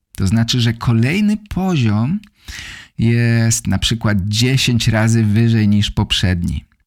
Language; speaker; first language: Polish; native; Polish